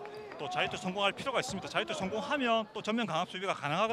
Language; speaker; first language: Korean; native; Korean